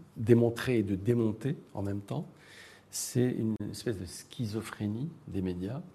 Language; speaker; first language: French; non-native, local second language; Arabic